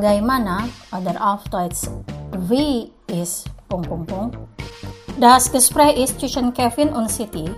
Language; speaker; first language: German; non-native, fluent; Indonesian